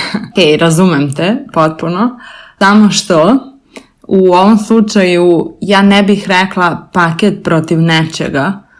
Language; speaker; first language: Serbian; native; Serbian